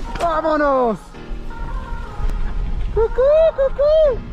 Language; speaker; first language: Spanish; non-native, learner; Turkish